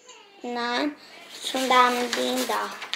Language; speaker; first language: German; non-native, learner; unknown